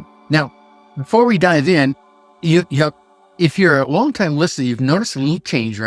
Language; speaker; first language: English; native; English